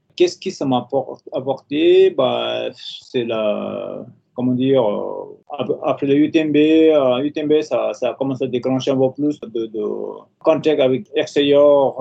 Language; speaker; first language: French; non-native, fluent; Nepali